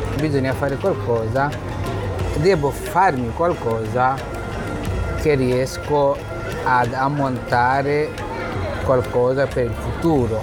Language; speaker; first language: Italian; non-native, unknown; Bangla